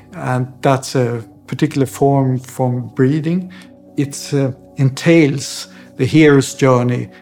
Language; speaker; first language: English; non-native, fluent; Swedish